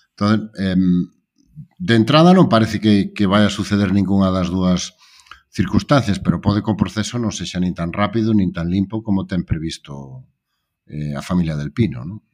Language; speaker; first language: Galician; native; Galician